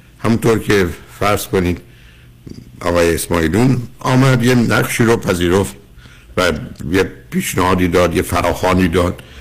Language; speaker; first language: Persian; native; Persian